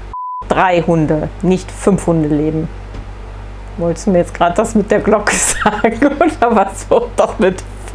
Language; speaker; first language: German; native; German